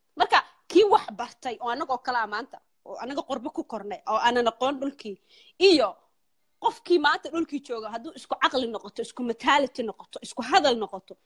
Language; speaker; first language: Somali; early bilingual, heritage; Somali